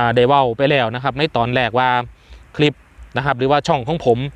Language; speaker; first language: Thai; non-native, local second language; Northeastern Thai